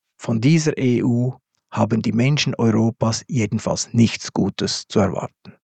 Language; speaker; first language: German; native; German